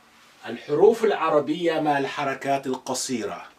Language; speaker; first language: Arabic; non-native, fluent; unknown